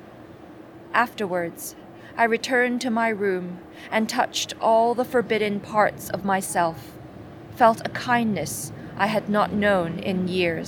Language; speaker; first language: English; non-native, local second language; Cantonese